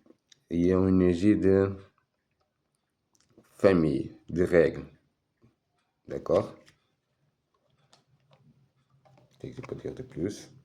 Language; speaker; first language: French; non-native, fluent; Portuguese